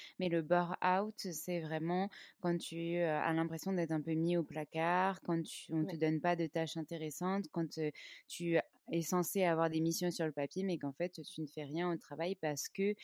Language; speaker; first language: French; native; French